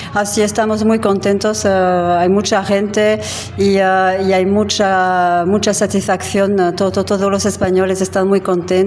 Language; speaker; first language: Spanish; non-native, fluent; French